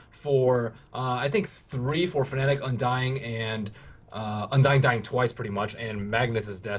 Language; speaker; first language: English; native; English